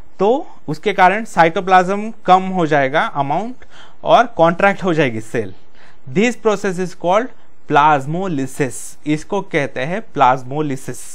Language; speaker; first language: Hindi; non-native, local second language; Marathi